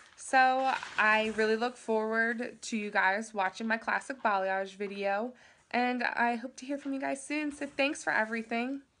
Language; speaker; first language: English; native; English